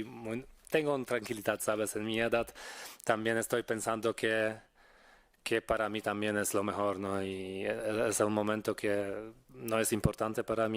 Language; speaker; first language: Spanish; non-native, fluent; Polish